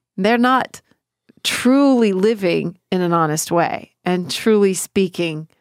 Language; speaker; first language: English; native; English